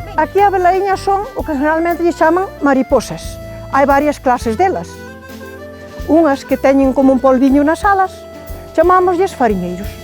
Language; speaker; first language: Galician; native; Galician